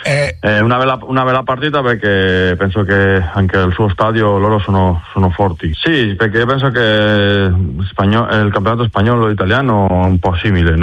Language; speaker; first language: Italian; non-native, learner; Spanish